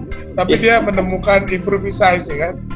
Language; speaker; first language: Indonesian; native; Indonesian